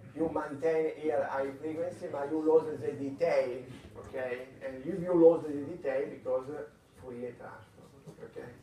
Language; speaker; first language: English; non-native, fluent; Italian